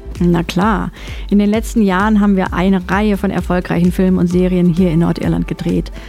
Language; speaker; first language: German; native; German